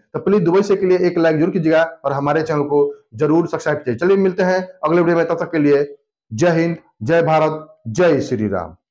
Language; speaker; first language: Hindi; native; Hindi